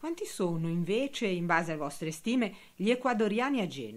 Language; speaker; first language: Italian; native; Italian